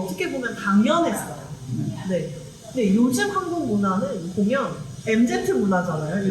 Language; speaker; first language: Korean; native; Korean